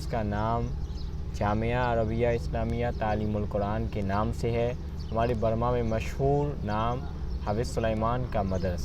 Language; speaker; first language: Hindi; non-native, learner; Burmese